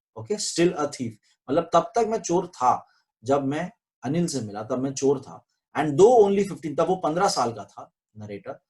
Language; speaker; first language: Hindi; non-native, local second language; Marathi